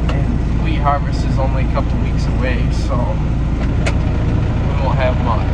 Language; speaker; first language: English; native; English